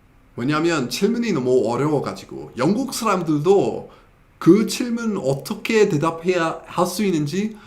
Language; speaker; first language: Korean; non-native, fluent; English